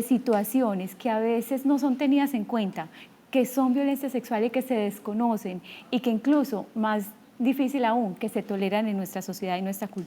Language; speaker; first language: Spanish; native; Spanish